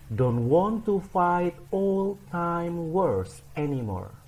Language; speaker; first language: English; non-native, fluent; Indonesian